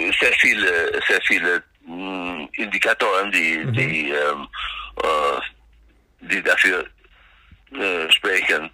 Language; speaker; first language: German; non-native, fluent; Swedish